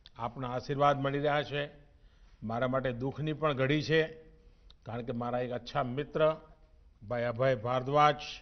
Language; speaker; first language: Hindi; non-native, local second language; Gujarati